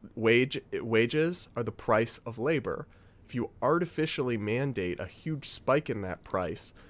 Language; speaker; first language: English; native; English